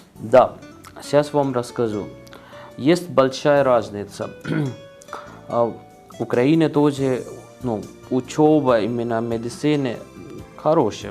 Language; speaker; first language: Russian; non-native, learner; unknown